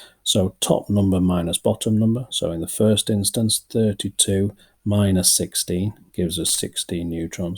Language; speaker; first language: English; native; English